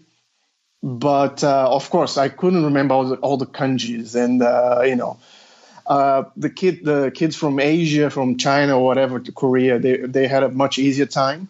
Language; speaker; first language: English; non-native, fluent; Portuguese